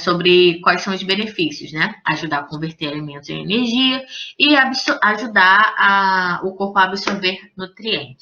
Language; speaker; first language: Portuguese; native; Portuguese